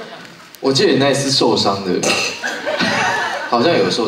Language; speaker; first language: Chinese; native; Chinese